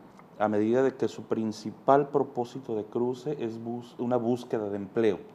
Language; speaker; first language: Spanish; native; Spanish